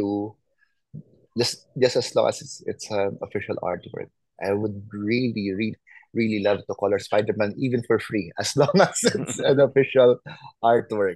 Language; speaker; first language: English; non-native, local second language; Filipino